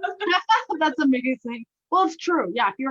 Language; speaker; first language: English; native; English